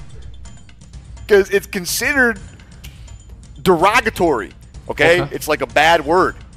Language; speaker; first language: English; native; English